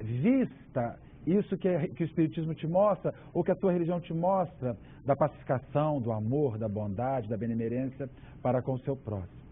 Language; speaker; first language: Portuguese; native; Portuguese